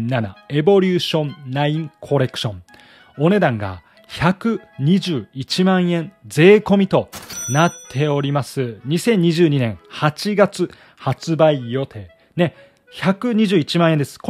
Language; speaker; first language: Japanese; native; Japanese